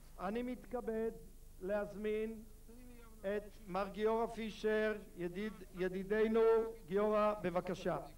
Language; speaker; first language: Hebrew; native; Hebrew